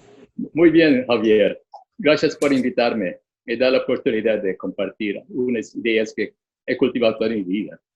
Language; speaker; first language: Spanish; non-native, fluent; Filipino